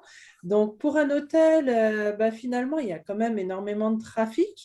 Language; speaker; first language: French; native; French